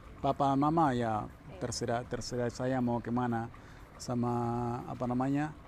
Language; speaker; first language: Indonesian; non-native, fluent; Spanish